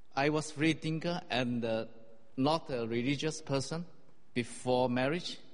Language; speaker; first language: English; non-native, fluent; Chinese